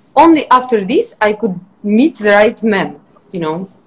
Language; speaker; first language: English; non-native, fluent; Russian